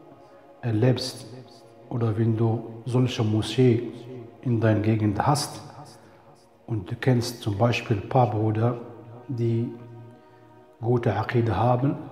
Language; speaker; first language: German; non-native, fluent; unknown